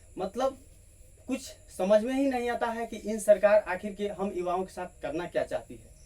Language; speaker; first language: Hindi; native; Hindi